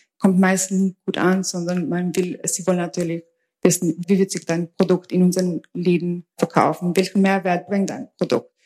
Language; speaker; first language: German; early bilingual, other home language; Albanian